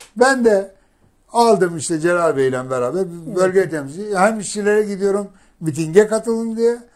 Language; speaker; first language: Turkish; native; Turkish